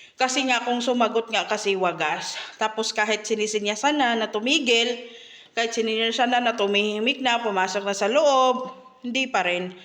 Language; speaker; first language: Filipino; native; Filipino